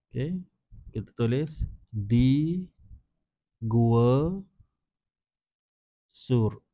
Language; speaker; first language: Malay; native; Malay